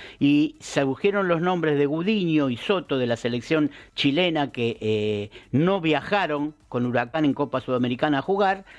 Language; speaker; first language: Spanish; native; Spanish